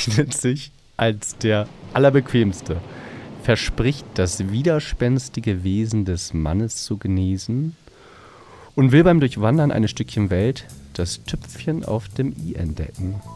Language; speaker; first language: German; native; German